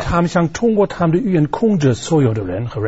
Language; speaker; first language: Chinese; non-native, fluent; German